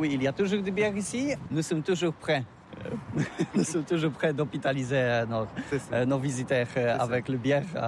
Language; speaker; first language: French; non-native, fluent; Polish